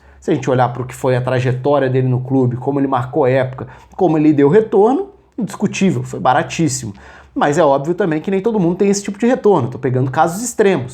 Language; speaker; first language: Portuguese; native; Portuguese